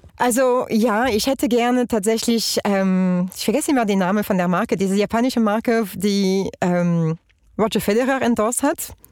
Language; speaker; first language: German; non-native, fluent; French